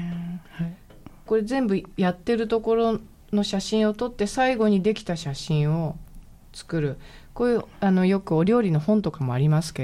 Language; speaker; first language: Japanese; native; Japanese